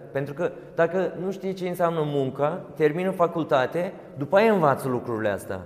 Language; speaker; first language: Romanian; non-native, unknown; Turkish